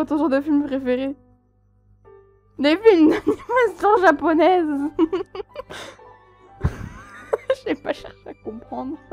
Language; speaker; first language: French; native; French